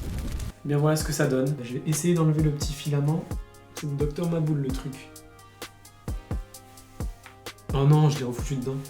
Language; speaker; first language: French; native; French